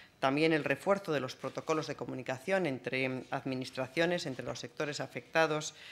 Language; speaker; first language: Spanish; native; Spanish